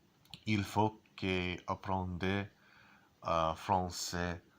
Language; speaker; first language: French; non-native, learner; English